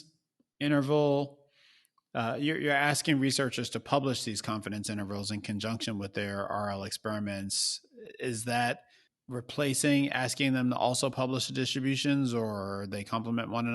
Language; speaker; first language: English; native; English